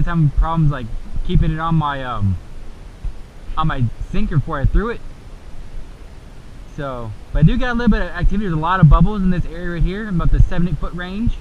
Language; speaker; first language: English; native; English